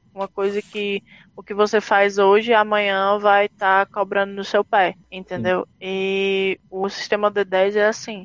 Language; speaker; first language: Portuguese; native; Portuguese